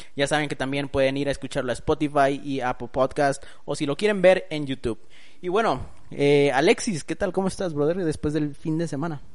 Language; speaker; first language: Spanish; early bilingual, heritage; Spanish